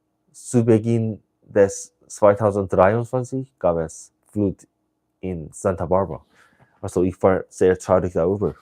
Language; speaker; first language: German; non-native, learner; English